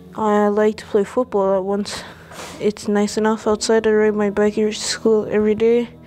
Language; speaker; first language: English; native; English